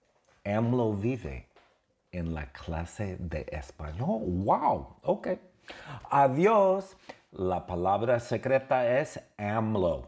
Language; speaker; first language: Spanish; non-native, fluent; English